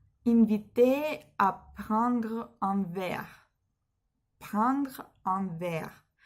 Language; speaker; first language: French; non-native, learner; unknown